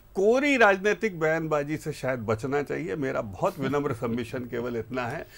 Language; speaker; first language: Hindi; native; Hindi